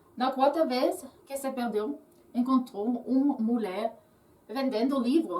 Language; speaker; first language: Portuguese; non-native, learner; English